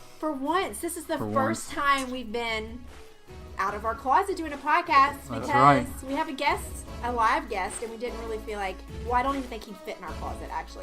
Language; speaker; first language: English; native; English